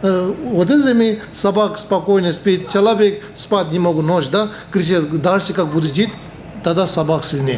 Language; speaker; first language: Russian; non-native, learner; Tibetan